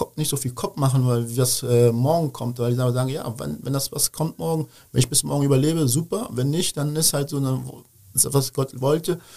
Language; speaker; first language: German; early bilingual, other home language; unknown